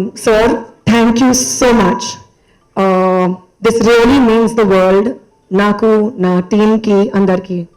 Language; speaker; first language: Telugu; non-native, learner; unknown